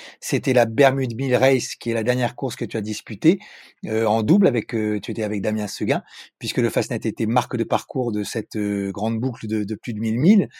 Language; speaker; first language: French; native; French